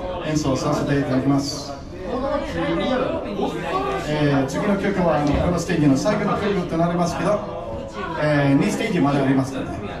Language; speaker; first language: Japanese; non-native, fluent; Filipino